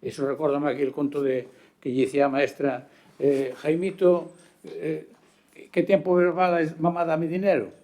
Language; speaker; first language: Spanish; native; Spanish